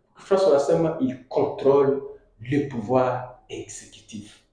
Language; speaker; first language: French; non-native, local second language; Swahili